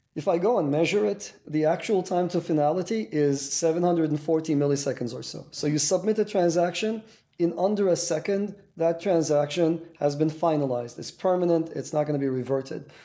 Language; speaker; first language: English; non-native, fluent; Turkish